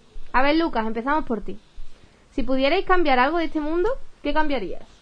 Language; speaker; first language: Spanish; native; Spanish